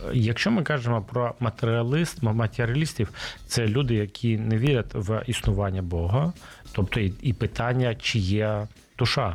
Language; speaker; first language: Ukrainian; non-native, local second language; Russian